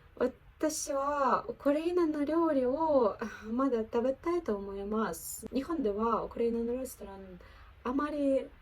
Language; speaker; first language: Japanese; non-native, learner; Ukrainian